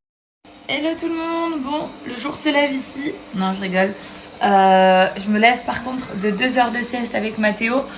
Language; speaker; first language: French; native; French